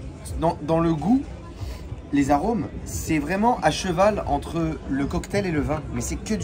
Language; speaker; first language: French; native; French